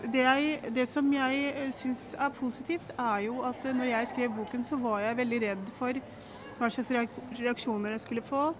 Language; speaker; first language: Norwegian; early bilingual, other home language; Urdu